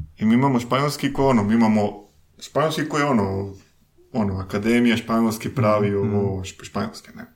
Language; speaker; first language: Croatian; non-native, fluent; Spanish